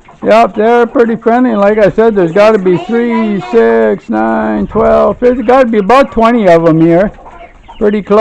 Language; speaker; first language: English; native; English